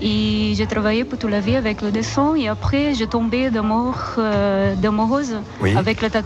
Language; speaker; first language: French; non-native, learner; Portuguese